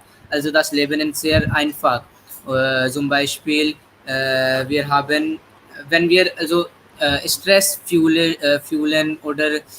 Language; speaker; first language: German; non-native, learner; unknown